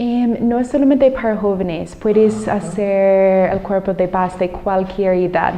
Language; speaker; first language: Spanish; non-native, fluent; English